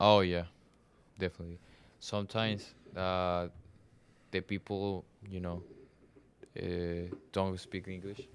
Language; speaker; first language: English; non-native, learner; Spanish